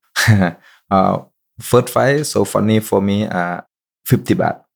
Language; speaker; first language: English; non-native, learner; Thai